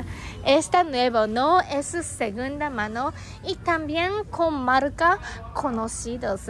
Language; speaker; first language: Spanish; non-native, learner; Japanese